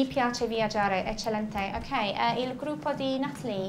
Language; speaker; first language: Italian; non-native, fluent; English